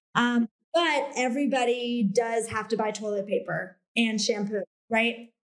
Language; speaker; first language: English; native; English